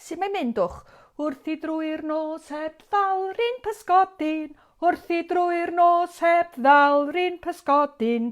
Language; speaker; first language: Welsh; native; Welsh